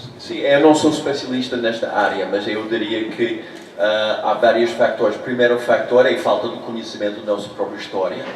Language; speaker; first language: Portuguese; non-native, fluent; English